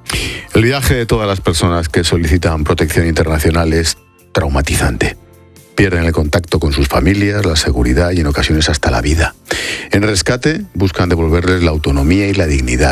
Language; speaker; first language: Spanish; native; Spanish